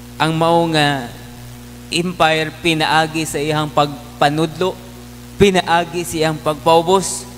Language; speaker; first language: Cebuano; non-native, local second language; Hiligaynon